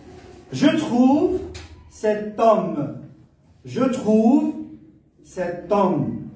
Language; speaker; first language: French; non-native, local second language; Arabic